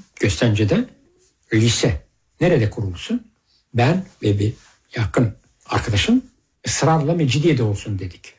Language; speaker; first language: Turkish; early bilingual, heritage; Turkish